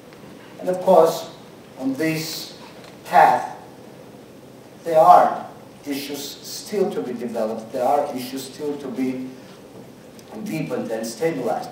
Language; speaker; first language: English; non-native, fluent; Georgian